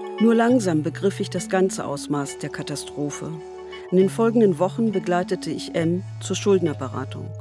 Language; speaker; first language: German; native; German